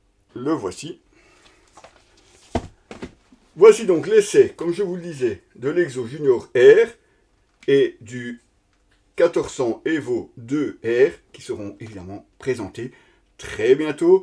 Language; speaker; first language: French; native; French